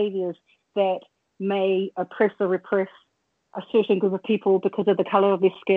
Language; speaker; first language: English; native; English